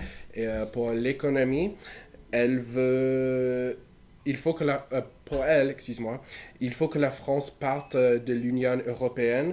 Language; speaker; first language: French; non-native, learner; English